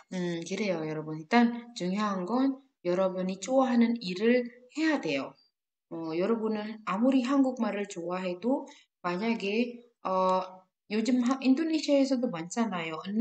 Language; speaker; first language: Korean; non-native, fluent; Indonesian